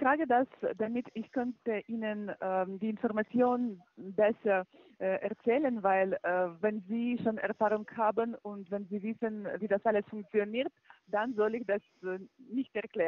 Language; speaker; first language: German; non-native, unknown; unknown